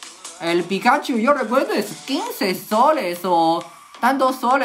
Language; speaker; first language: Spanish; non-native, learner; Chinese